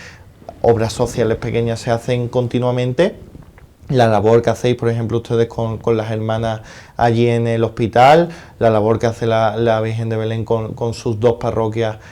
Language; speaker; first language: Spanish; native; Spanish